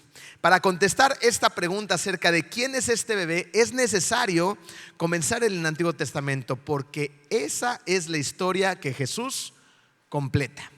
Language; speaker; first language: Spanish; native; Spanish